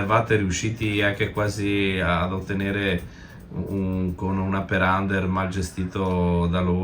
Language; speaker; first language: Italian; native; Italian